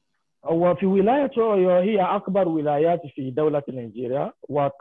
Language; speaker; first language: Arabic; non-native, fluent; Yoruba